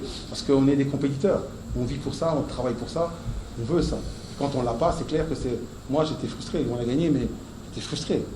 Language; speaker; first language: French; native; French